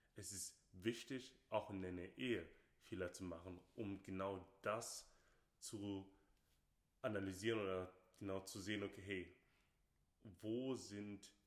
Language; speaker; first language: German; non-native, fluent; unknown